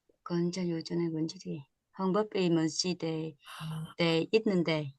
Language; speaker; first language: Korean; non-native, learner; Vietnamese